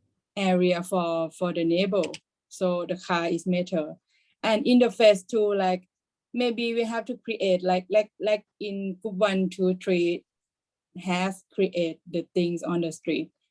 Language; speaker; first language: English; non-native, learner; Thai